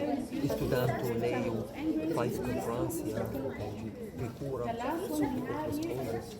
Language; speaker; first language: Portuguese; non-native, learner; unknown